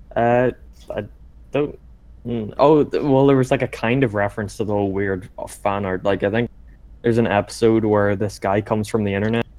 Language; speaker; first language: English; native; English